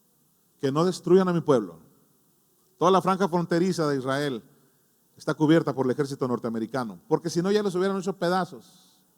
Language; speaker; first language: Spanish; native; Spanish